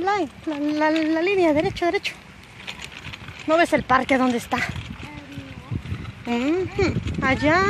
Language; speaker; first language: Spanish; native; Spanish